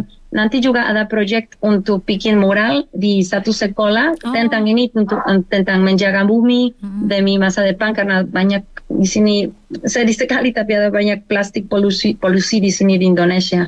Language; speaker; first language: Indonesian; non-native, learner; Spanish